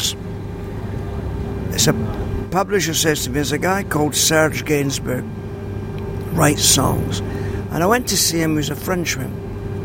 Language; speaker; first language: English; native; English